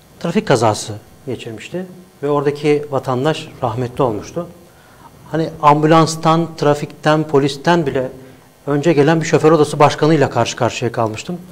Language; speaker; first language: Turkish; native; Turkish